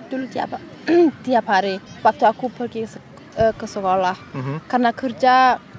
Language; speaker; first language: Indonesian; early bilingual, heritage; German